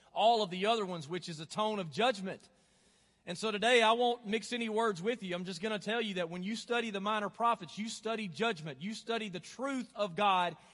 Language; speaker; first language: English; native; English